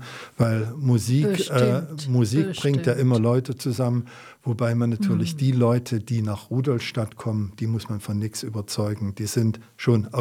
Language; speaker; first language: German; native; German